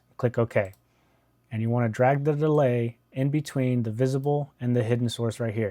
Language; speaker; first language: English; native; English